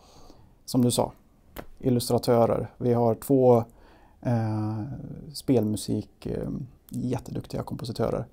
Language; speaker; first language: Swedish; native; Swedish